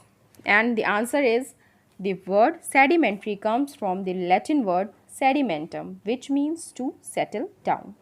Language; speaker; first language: English; non-native, local second language; Hindi